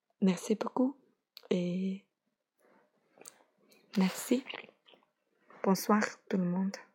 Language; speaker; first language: French; non-native, learner; Chinese